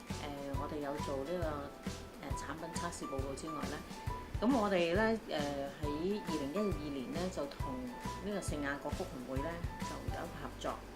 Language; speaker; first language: Cantonese; native; Cantonese